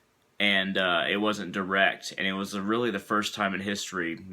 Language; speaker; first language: English; native; English